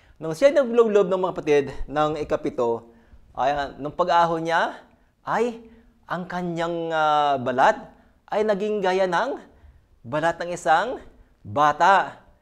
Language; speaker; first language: Filipino; native; Filipino